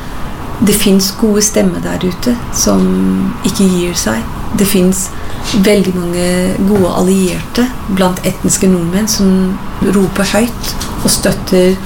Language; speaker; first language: Norwegian; non-native, fluent; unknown